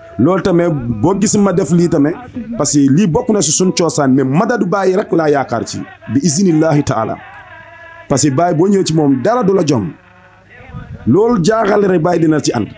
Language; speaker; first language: Wolof; non-native, fluent; Bambara